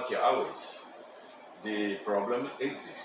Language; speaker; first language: English; non-native, learner; Portuguese